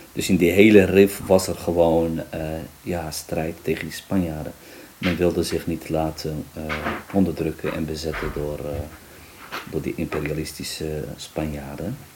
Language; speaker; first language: Dutch; early bilingual, other home language; Riffian